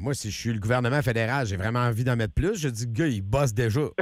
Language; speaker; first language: French; native; French